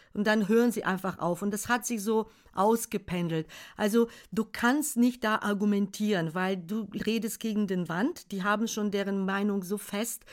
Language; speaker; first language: German; non-native, fluent; Bulgarian